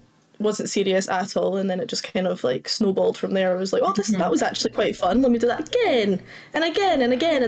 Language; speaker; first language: English; native; English